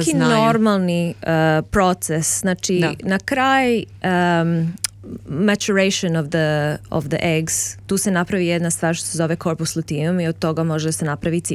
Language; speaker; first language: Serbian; early bilingual, heritage; Serbian